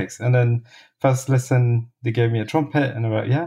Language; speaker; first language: English; non-native, fluent; French